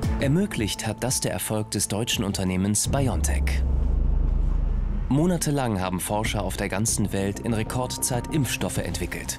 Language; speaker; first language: German; native; German